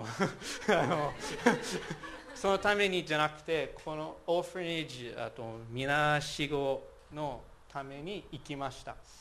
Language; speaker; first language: Japanese; non-native, fluent; English